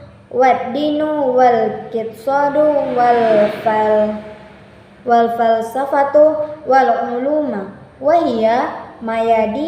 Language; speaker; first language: Arabic; non-native, learner; Indonesian